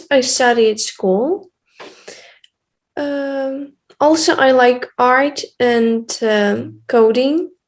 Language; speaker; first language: English; non-native, fluent; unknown